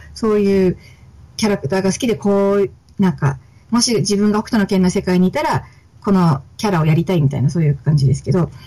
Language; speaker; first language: Japanese; native; Japanese